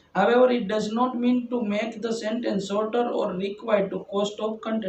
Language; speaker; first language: English; non-native, local second language; Gujarati